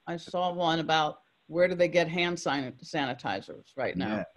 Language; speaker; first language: English; native; English